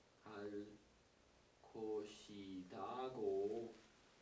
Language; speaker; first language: Korean; non-native, learner; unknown